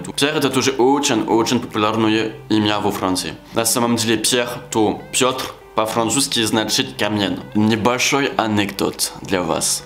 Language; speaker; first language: Russian; non-native, fluent; French